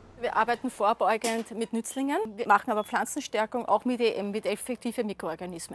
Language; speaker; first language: German; native; German